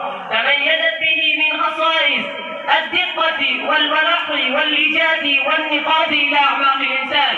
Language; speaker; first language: Arabic; non-native, learner; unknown